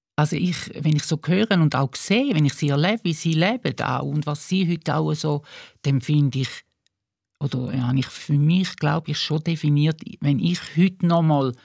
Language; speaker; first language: German; native; German